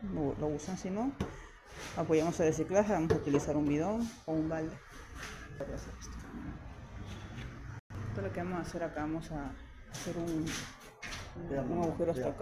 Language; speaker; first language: Spanish; native; Spanish